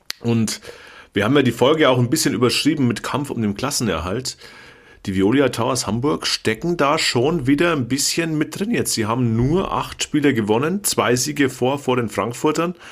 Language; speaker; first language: German; native; German